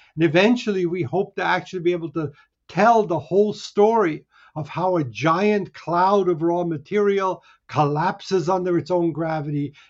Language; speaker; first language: English; early bilingual, other home language; Hungarian